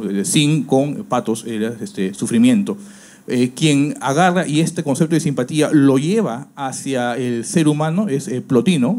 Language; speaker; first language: Spanish; native; Spanish